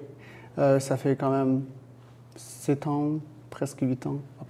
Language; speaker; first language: French; non-native, fluent; Chinese